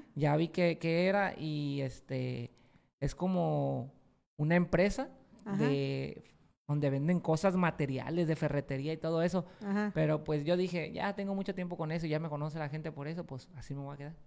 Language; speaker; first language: Spanish; native; Spanish